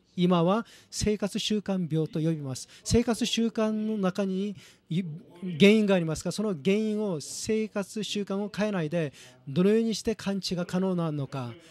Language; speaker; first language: Japanese; non-native, fluent; Korean